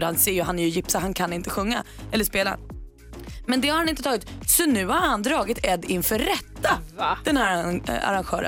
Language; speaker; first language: Swedish; native; Swedish